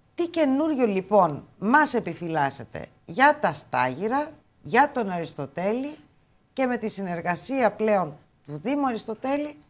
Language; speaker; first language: Greek; native; Greek